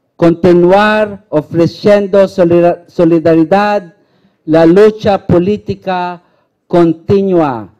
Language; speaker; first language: Spanish; non-native, learner; Filipino